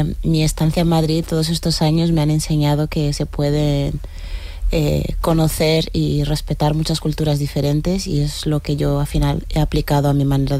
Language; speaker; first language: Spanish; non-native, fluent; Upper Guinea Crioulo